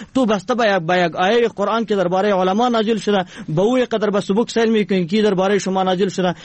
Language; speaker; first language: Persian; non-native, local second language; Pashto